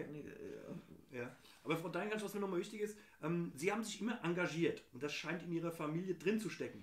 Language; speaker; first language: German; native; German